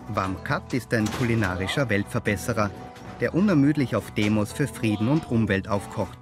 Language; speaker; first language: German; native; German